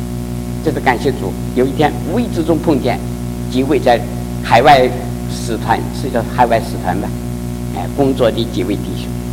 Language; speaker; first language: Chinese; native; Chinese